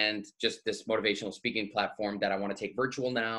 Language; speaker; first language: English; native; English